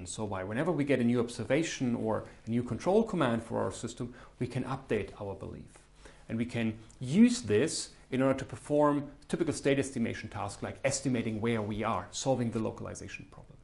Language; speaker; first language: English; non-native, fluent; German